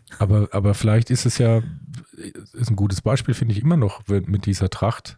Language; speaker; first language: German; native; German